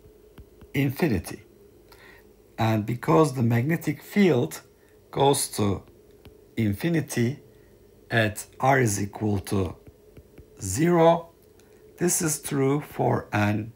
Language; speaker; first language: English; non-native, fluent; Turkish